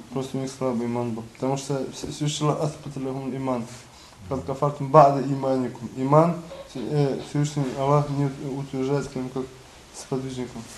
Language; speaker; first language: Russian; non-native, local second language; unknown